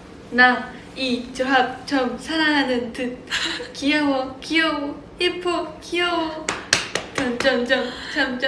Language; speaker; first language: Korean; non-native, fluent; Japanese